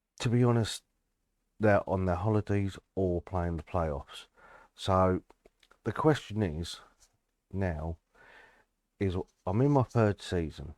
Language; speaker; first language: English; native; English